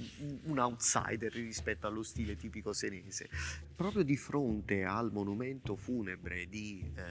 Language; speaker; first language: Italian; native; Italian